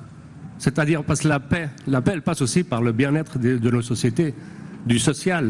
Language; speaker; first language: French; non-native, fluent; Spanish